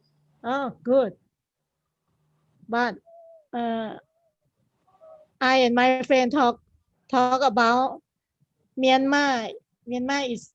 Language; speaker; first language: English; non-native, learner; Thai